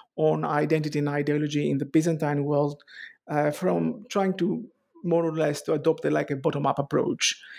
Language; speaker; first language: English; non-native, fluent; Greek